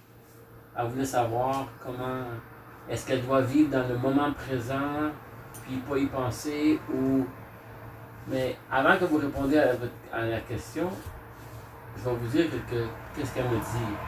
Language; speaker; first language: French; native; French